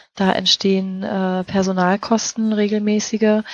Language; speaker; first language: German; native; German